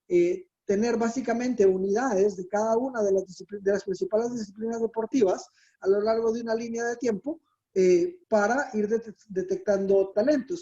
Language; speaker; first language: Spanish; native; Spanish